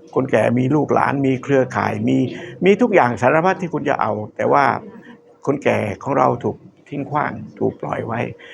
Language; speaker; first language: Thai; native; Thai